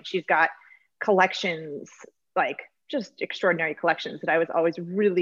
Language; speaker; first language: English; native; English